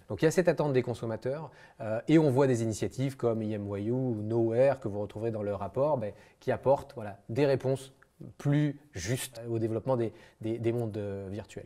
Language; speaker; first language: French; native; French